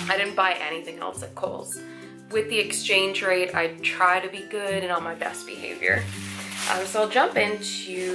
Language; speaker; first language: English; native; English